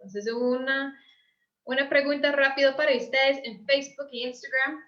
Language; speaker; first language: Spanish; early bilingual, heritage; English